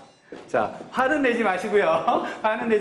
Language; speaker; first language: Korean; native; Korean